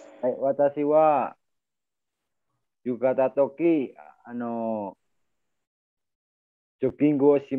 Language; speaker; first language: Japanese; non-native, learner; Indonesian